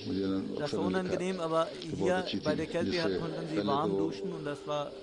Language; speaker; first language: German; non-native, fluent; Urdu